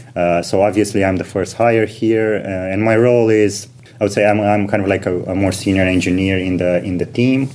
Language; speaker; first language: English; non-native, fluent; Romanian